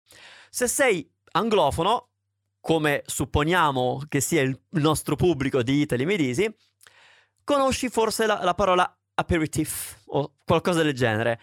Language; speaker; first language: Italian; native; Italian